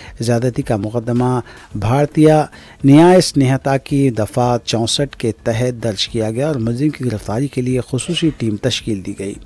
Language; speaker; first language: Urdu; native; Urdu